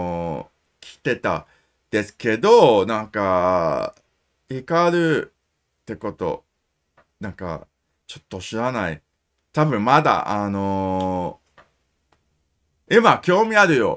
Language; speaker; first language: Japanese; non-native, learner; English